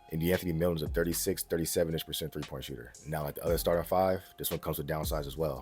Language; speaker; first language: English; native; English